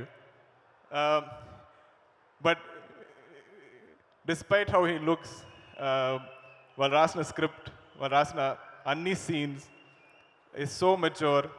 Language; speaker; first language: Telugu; non-native, local second language; Malayalam